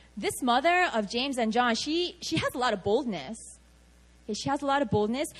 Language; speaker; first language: English; native; English